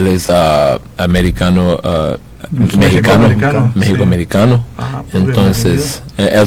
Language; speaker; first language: Spanish; non-native, learner; English